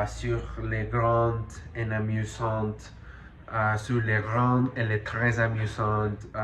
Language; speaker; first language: French; non-native, learner; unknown